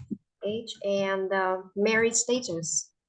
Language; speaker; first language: English; non-native, fluent; Vietnamese